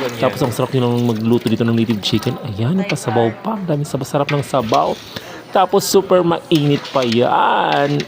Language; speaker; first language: Filipino; non-native, local second language; Waray